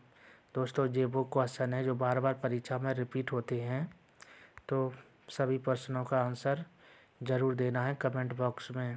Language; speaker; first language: Hindi; native; Hindi